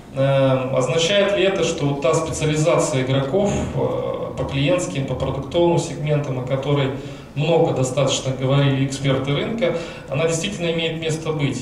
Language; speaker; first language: Russian; native; Russian